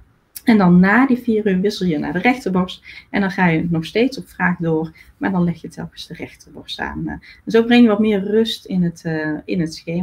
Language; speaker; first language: Dutch; native; Dutch